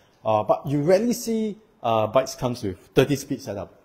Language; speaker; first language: English; non-native, local second language; Chinese